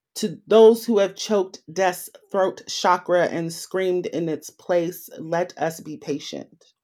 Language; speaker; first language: English; native; English